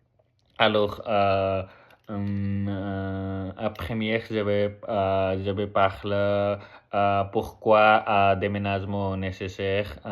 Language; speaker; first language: French; non-native, learner; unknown